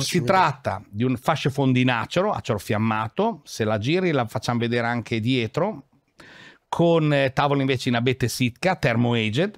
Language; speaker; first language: Italian; native; Italian